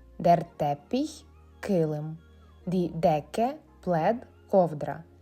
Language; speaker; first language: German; non-native, fluent; Ukrainian